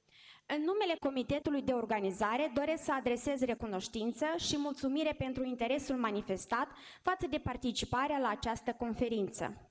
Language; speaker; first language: Romanian; native; Romanian